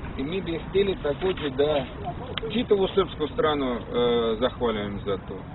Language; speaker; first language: Serbian; non-native, fluent; Russian